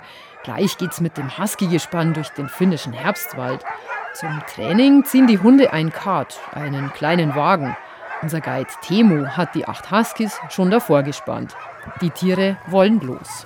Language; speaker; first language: German; native; German